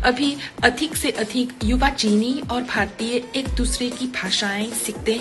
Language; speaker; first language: Hindi; non-native, fluent; Chinese